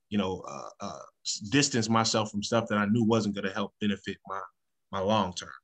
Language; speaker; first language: English; native; English